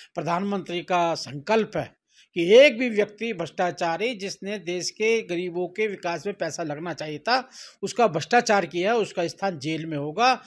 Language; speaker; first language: Hindi; native; Hindi